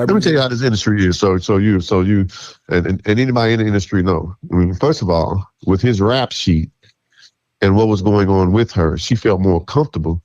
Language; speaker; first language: English; native; English